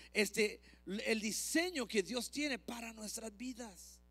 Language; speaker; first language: Spanish; early bilingual, heritage; Spanish